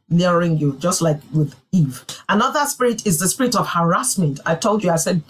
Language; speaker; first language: English; non-native, local second language; Yoruba